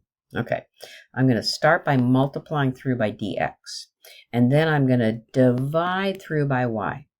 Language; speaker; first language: English; native; English